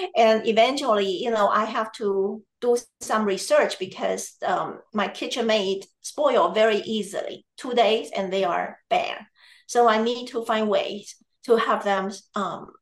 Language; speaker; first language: English; non-native, fluent; Chinese